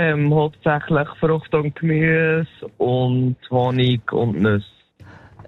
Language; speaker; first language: German; native; German